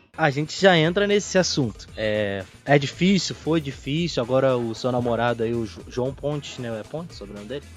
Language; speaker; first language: Portuguese; native; Portuguese